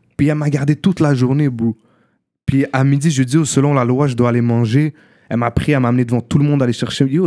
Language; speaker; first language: French; early bilingual, other home language; Arabic